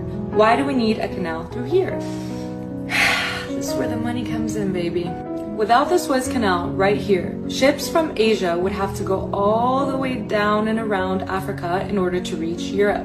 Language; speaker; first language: English; native; English